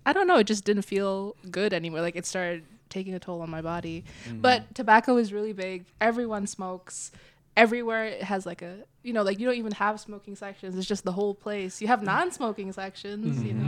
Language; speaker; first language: English; early bilingual, other home language; Indonesian